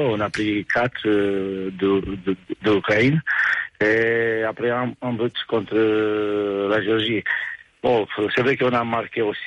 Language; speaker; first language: French; non-native, fluent; Romanian